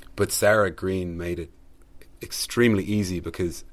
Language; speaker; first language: English; native; English